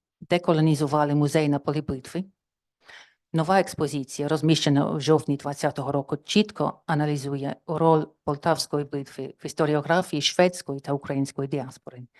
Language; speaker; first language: Ukrainian; non-native, fluent; English